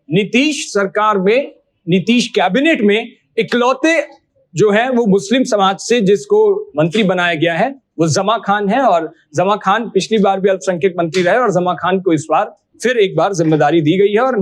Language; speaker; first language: Hindi; native; Hindi